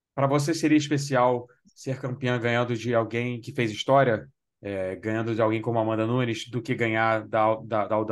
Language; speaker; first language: Portuguese; native; Portuguese